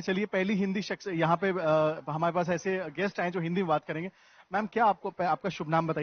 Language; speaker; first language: Hindi; native; Hindi